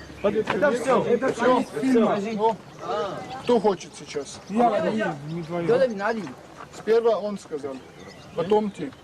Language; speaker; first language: Russian; non-native, learner; French